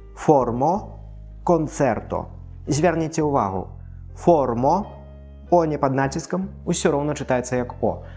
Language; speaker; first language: Belarusian; non-native, local second language; Russian